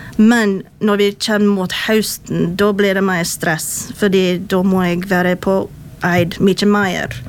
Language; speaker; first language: Norwegian; non-native, fluent; English